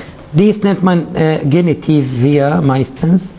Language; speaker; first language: German; non-native, fluent; Arabic